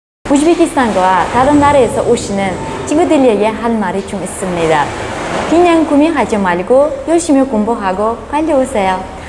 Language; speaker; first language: Korean; non-native, learner; Uzbek